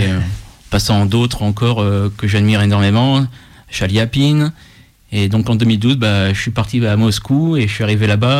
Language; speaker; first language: French; native; French